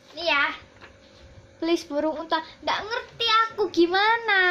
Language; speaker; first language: Indonesian; native; Indonesian